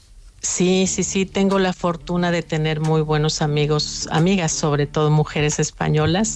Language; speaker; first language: Spanish; native; Spanish